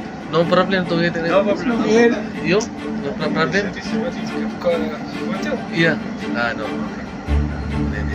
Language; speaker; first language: English; non-native, learner; Filipino